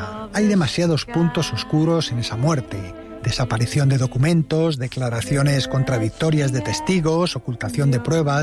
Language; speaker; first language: Spanish; native; Spanish